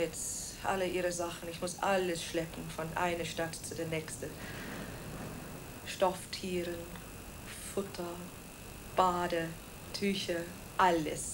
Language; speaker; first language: German; non-native, fluent; Welsh